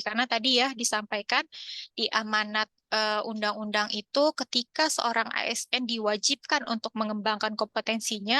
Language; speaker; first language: Indonesian; native; Indonesian